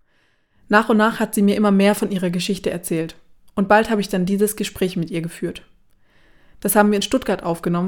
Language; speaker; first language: German; native; German